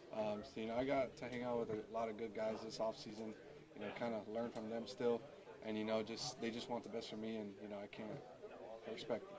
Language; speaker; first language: English; early bilingual, other home language; Spanish